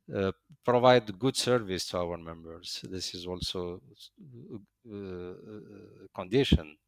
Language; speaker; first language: English; non-native, fluent; Arabic